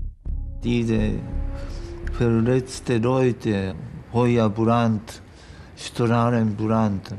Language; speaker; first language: German; non-native, learner; Japanese